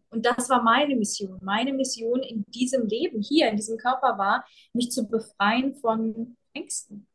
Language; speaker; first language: German; early bilingual, other home language; Russian